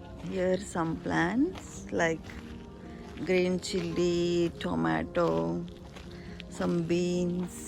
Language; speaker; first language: English; non-native, local second language; Telugu